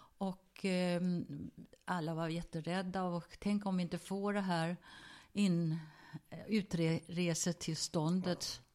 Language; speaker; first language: Swedish; early bilingual, other home language; German